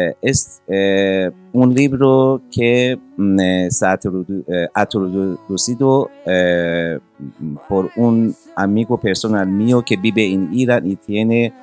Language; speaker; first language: Spanish; non-native, learner; Persian